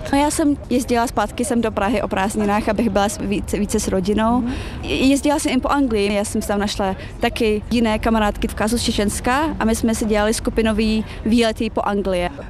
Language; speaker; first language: Czech; early bilingual, other home language; Chechen